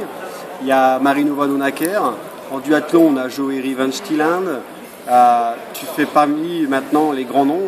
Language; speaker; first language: French; native; French